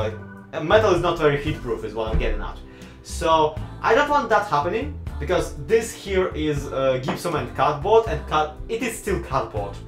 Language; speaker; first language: English; non-native, fluent; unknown